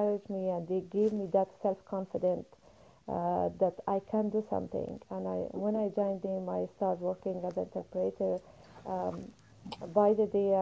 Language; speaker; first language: English; non-native, fluent; Persian